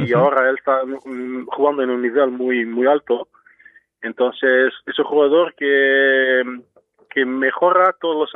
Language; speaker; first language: Spanish; non-native, fluent; Dutch